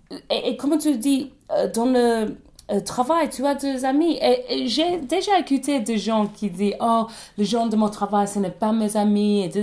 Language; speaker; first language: French; non-native, learner; English